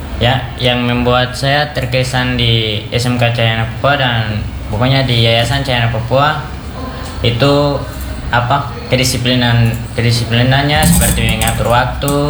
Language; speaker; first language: Indonesian; native; Indonesian